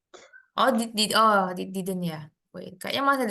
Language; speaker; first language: Indonesian; native; Indonesian